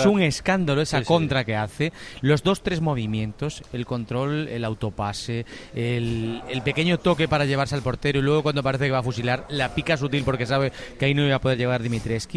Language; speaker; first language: Spanish; native; Spanish